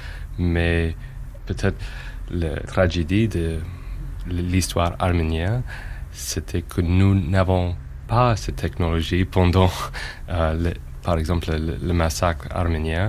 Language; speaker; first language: French; non-native, fluent; English